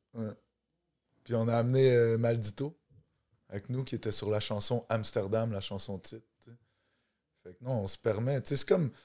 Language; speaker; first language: French; native; French